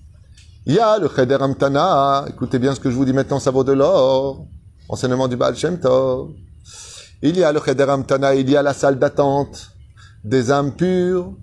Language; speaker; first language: French; native; French